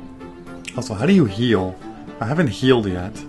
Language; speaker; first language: English; native; English